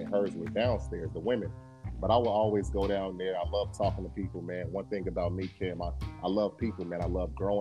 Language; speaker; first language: English; native; English